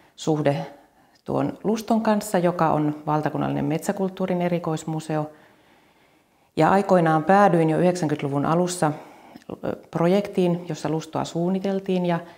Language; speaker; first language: Finnish; native; Finnish